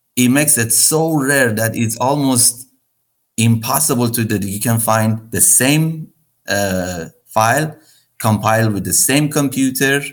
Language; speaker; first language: English; non-native, fluent; Persian